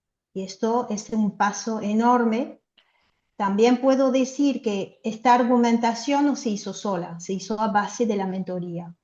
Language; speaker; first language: Spanish; non-native, fluent; French